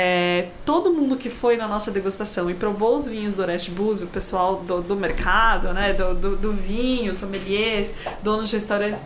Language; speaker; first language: Portuguese; native; Portuguese